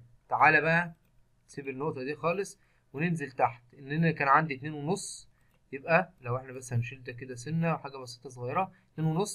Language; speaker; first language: Arabic; native; Arabic